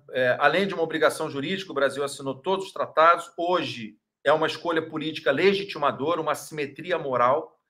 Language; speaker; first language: Portuguese; native; Portuguese